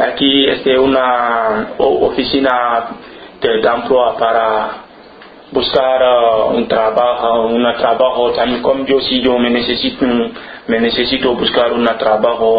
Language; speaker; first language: Spanish; non-native, learner; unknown